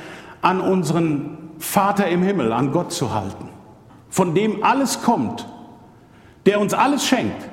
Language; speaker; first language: German; native; German